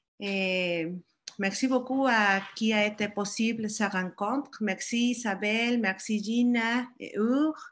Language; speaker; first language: French; non-native, learner; Spanish